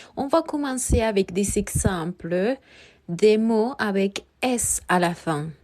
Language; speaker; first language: French; non-native, fluent; Spanish